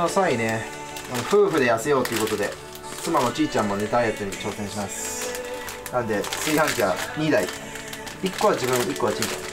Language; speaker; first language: Japanese; native; Japanese